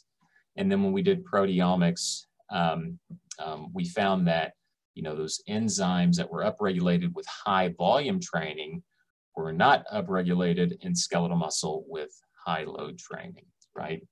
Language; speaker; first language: English; native; English